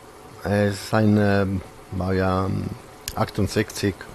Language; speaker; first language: German; non-native, fluent; Italian